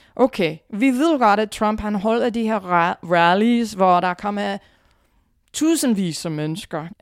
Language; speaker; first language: Danish; non-native, fluent; English